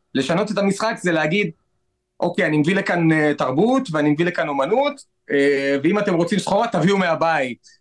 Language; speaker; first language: Hebrew; native; Hebrew